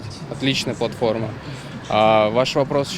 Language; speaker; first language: Russian; native; Russian